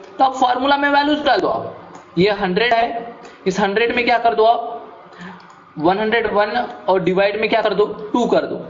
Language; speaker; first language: Hindi; non-native, local second language; Marathi